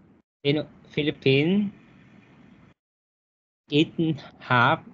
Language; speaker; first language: English; non-native, learner; Vietnamese